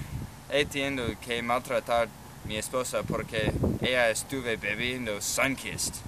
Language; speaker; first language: Spanish; non-native, learner; English